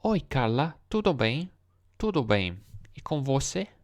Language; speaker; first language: Portuguese; non-native, learner; English